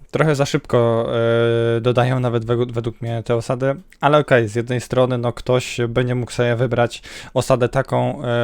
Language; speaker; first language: Polish; native; Polish